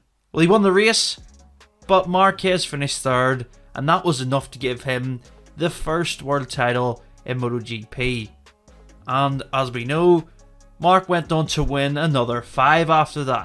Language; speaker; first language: English; native; English